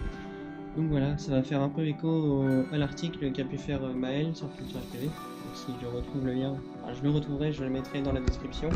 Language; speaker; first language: French; native; French